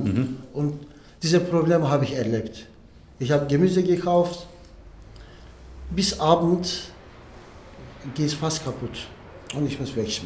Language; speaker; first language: German; non-native, learner; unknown